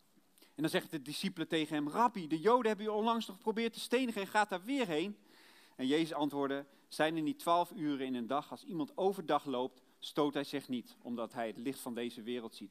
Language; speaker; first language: Dutch; native; Dutch